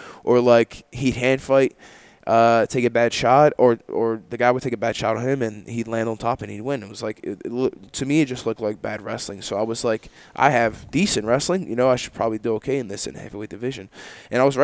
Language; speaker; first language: English; native; English